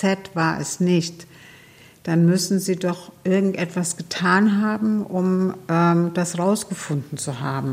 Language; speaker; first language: German; native; German